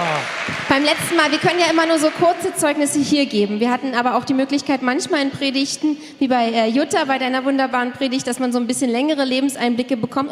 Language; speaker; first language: German; native; German